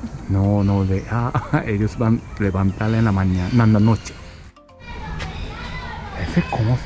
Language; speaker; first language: Spanish; non-native, learner; Japanese